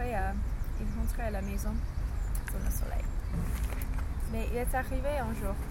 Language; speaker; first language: French; non-native, learner; English